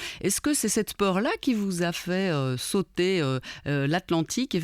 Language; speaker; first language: French; native; French